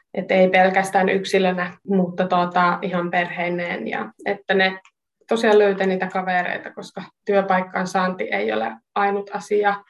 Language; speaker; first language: Finnish; non-native, fluent; Hungarian